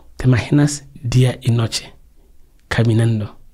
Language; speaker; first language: Spanish; non-native, fluent; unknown